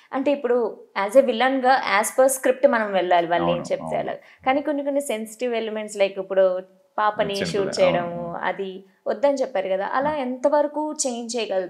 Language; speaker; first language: Telugu; native; Telugu